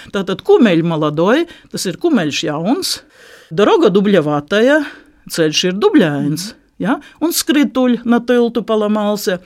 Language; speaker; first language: Latvian; native; Latvian